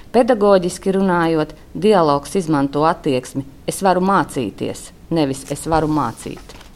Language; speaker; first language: Latvian; native; Latvian